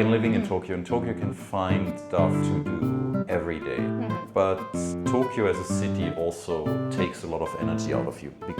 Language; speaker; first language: English; non-native, fluent; German